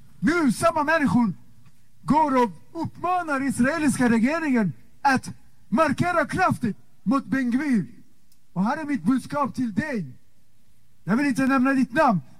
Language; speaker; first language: Swedish; non-native, fluent; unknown